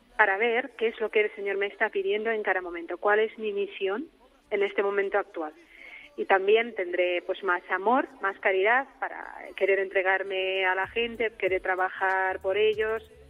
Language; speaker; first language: Spanish; non-native, fluent; Czech